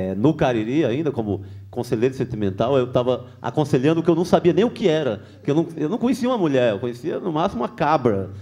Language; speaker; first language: Portuguese; native; Portuguese